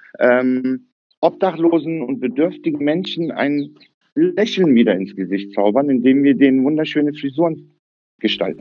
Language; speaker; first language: German; early bilingual, other home language; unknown